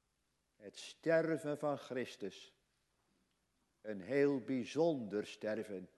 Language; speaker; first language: Dutch; native; Dutch